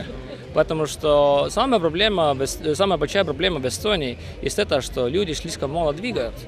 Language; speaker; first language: Russian; non-native, local second language; Estonian